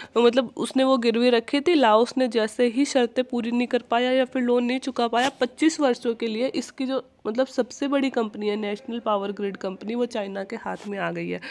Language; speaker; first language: Hindi; native; Hindi